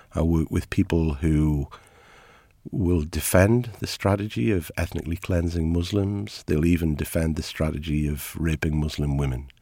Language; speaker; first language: English; native; English